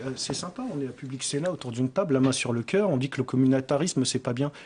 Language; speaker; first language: French; native; French